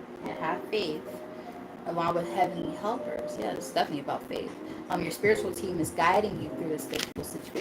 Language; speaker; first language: English; native; English